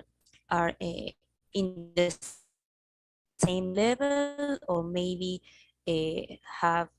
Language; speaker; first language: English; non-native, learner; Spanish